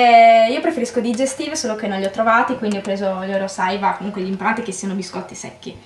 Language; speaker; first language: Italian; native; Italian